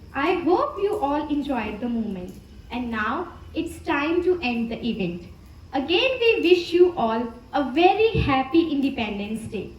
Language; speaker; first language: English; non-native, local second language; Hindi